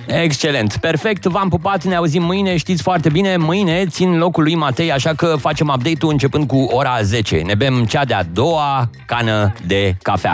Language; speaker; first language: Romanian; native; Romanian